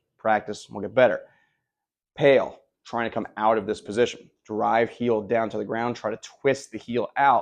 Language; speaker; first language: English; native; English